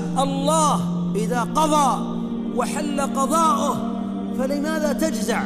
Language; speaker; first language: Arabic; native; Arabic